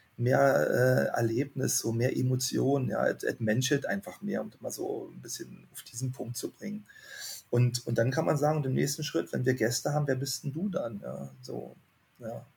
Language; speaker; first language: German; native; German